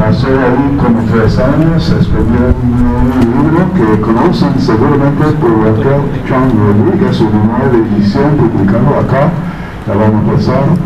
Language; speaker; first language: Spanish; non-native, fluent; English